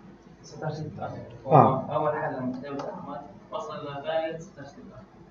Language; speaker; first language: Arabic; native; Arabic